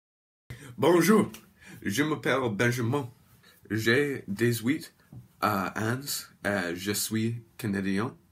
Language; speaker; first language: French; non-native, learner; English